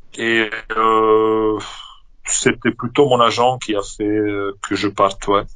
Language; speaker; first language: French; non-native, fluent; Serbian